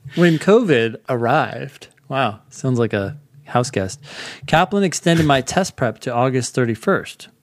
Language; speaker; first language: English; native; English